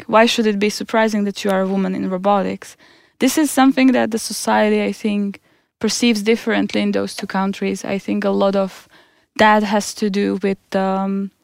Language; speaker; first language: English; non-native, fluent; Czech